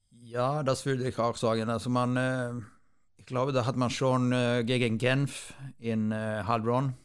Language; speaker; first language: German; non-native, fluent; Swedish